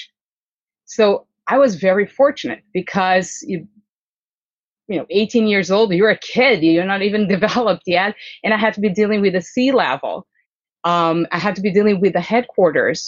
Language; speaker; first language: English; non-native, fluent; Portuguese